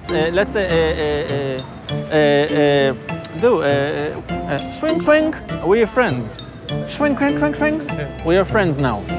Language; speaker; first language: English; non-native, fluent; Hebrew